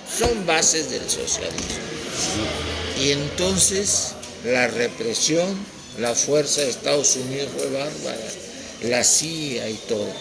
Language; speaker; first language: Spanish; native; Spanish